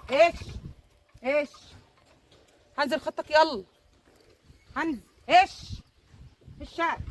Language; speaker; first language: Arabic; native; Arabic